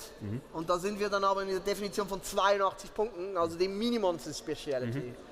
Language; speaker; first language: German; native; German